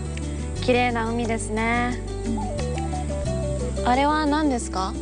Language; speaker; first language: Japanese; non-native, learner; English